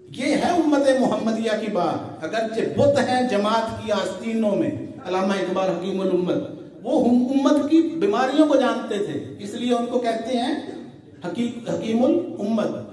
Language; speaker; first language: Urdu; non-native, local second language; Punjabi